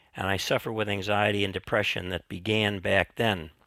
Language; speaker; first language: English; native; English